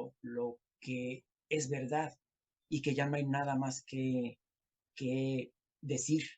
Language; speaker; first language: Spanish; native; Spanish